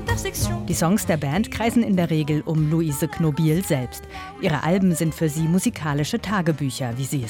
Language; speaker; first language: German; native; German